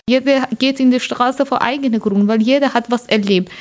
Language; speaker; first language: German; non-native, learner; Persian